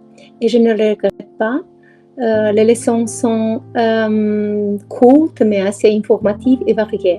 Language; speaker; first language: French; non-native, learner; Romanian